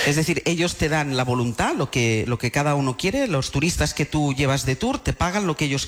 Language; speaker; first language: Spanish; native; Spanish